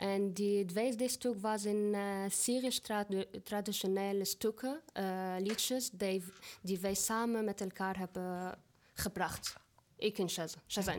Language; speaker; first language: Dutch; non-native, learner; Arabic